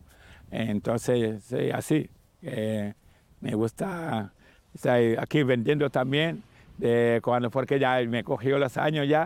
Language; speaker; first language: Spanish; non-native, learner; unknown